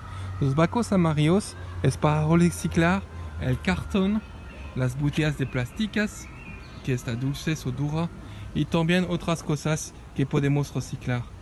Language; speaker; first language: Spanish; non-native, fluent; French